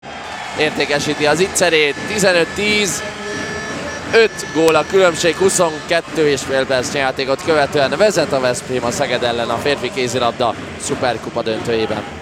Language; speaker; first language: Hungarian; native; Hungarian